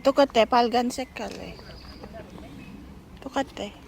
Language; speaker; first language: Korean; non-native, learner; Filipino